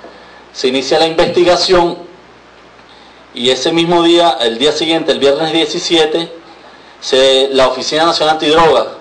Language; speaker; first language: Spanish; native; Spanish